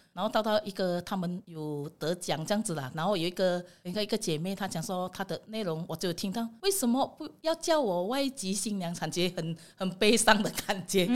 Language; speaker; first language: Chinese; non-native, fluent; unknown